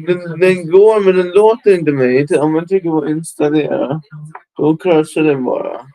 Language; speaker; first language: Swedish; early bilingual, other home language; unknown